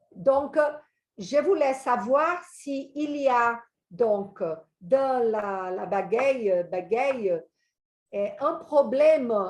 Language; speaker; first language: French; non-native, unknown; Portuguese